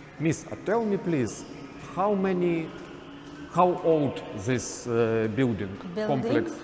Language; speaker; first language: English; non-native, learner; Ukrainian